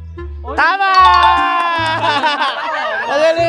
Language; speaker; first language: Filipino; native; Filipino